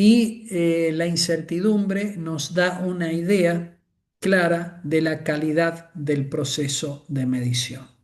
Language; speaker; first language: Spanish; native; Spanish